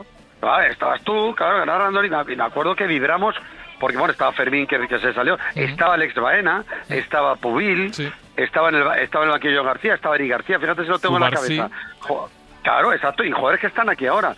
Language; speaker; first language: Spanish; native; Spanish